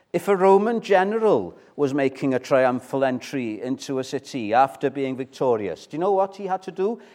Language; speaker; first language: English; native; English